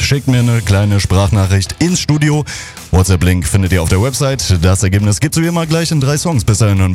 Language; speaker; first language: German; native; German